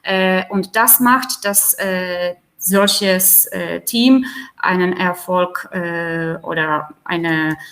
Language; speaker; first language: German; non-native, fluent; Polish